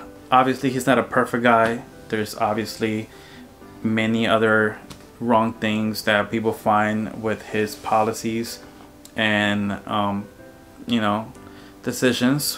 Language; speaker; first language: English; early bilingual, other home language; Spanish